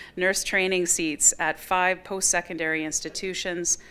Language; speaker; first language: English; native; English